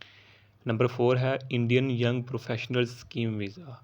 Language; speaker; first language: Urdu; native; Urdu